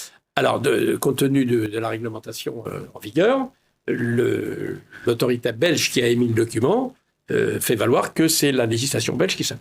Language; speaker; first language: French; native; French